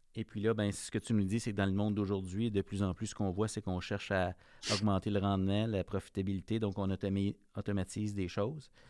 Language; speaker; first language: French; native; French